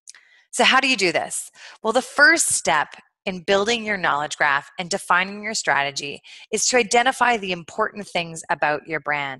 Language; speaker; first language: English; native; English